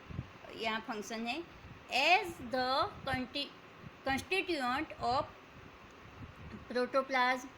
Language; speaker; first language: English; non-native, local second language; Hindi